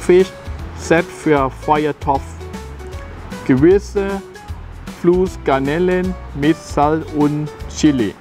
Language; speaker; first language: German; non-native, fluent; Thai